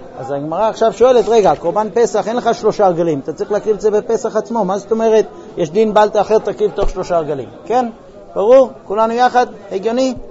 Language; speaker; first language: Hebrew; early bilingual, heritage; Hebrew